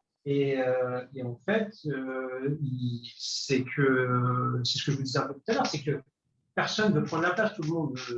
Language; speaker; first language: French; native; French